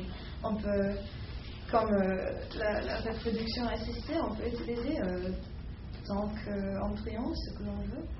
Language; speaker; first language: French; non-native, fluent; English